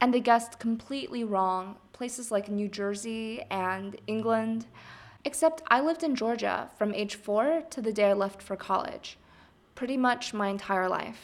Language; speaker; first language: English; early bilingual, other home language; Chinese